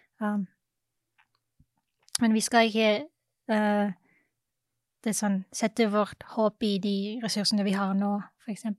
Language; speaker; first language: Norwegian; non-native, fluent; English